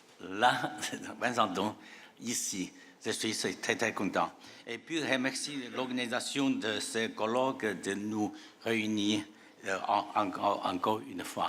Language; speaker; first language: French; non-native, fluent; Chinese